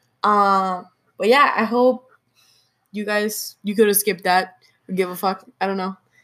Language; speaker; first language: English; non-native, local second language; Spanish